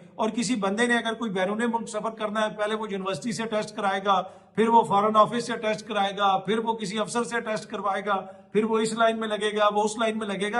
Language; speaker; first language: Urdu; native; Urdu